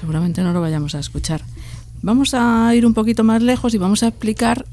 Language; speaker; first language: Spanish; native; Spanish